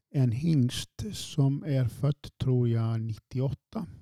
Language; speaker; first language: Swedish; non-native, fluent; Icelandic